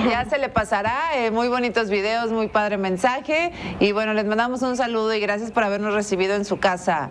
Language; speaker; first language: Spanish; native; Spanish